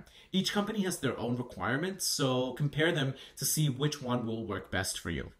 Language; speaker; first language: English; native; English